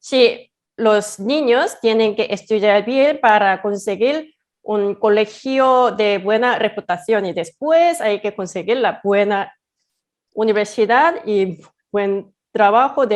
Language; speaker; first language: Spanish; non-native, fluent; Korean